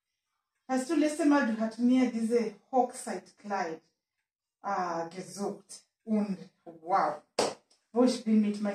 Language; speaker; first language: German; non-native, learner; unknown